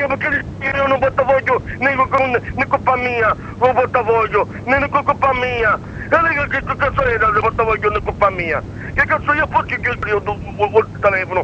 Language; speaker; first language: Italian; non-native, learner; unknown